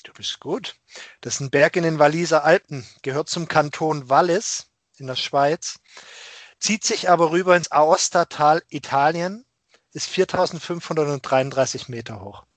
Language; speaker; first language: German; native; German